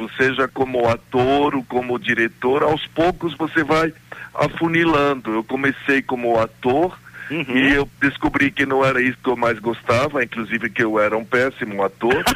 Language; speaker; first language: Portuguese; non-native, fluent; Arabic